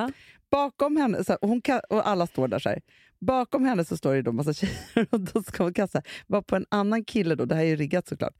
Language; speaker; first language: Swedish; native; Swedish